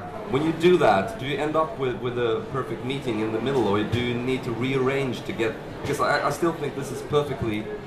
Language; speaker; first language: English; non-native, fluent; Swedish